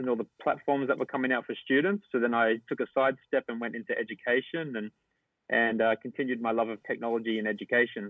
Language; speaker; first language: English; native; English